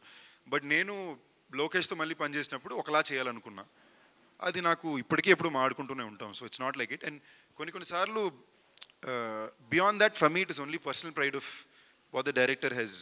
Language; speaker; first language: Telugu; native; Telugu